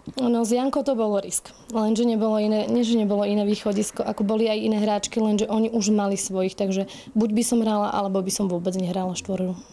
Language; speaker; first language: Slovak; native; Slovak